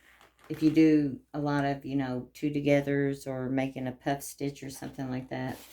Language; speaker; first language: English; native; English